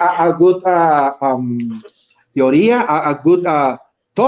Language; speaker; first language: English; non-native, learner; Spanish